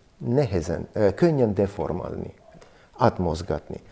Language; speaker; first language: Hungarian; non-native, learner; Armenian